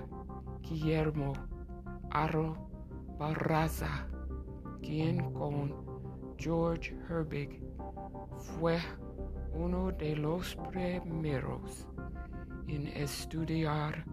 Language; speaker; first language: Spanish; non-native, learner; English